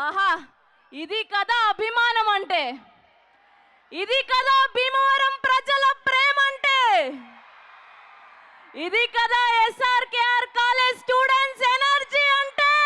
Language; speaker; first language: Telugu; native; Telugu